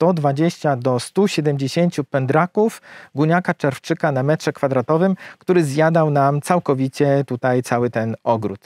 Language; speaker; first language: Polish; native; Polish